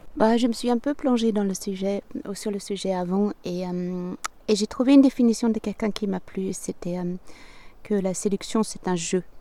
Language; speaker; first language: French; non-native, fluent; German